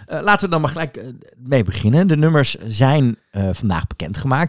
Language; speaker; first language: Dutch; native; Dutch